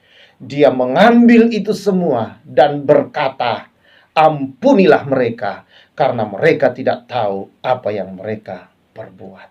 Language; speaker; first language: Indonesian; native; Indonesian